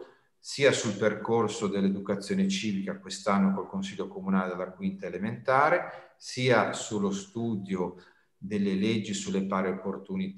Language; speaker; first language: Italian; native; Italian